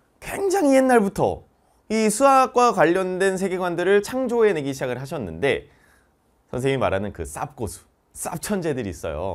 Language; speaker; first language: Korean; native; Korean